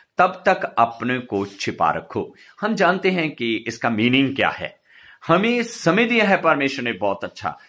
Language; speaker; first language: Hindi; non-native, local second language; Punjabi